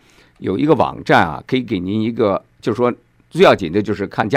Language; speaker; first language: Chinese; native; Chinese